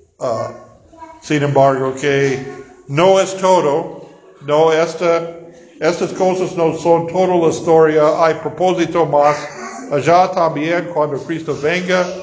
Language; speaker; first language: Spanish; non-native, fluent; English